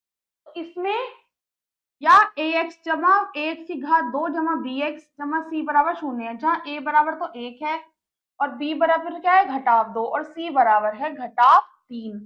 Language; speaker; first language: Hindi; native; Hindi